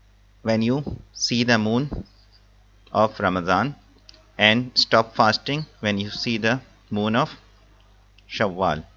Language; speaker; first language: English; non-native, local second language; Urdu